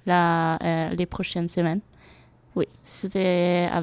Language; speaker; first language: French; non-native, fluent; German